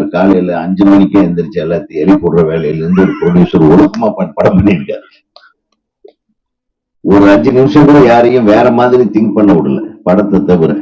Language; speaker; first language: Tamil; native; Tamil